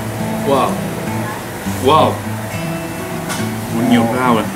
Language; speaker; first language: Vietnamese; non-native, learner; Japanese